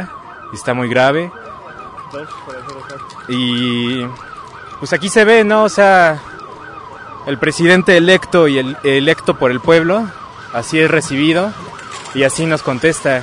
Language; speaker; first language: Spanish; native; Spanish